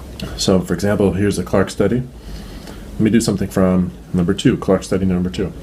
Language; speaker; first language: English; native; English